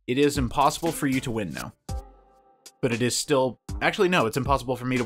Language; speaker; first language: English; native; English